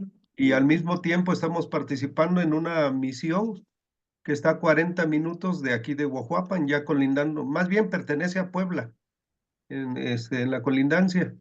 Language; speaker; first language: Spanish; native; Spanish